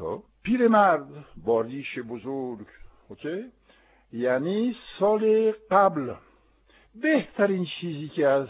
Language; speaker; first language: Persian; non-native, fluent; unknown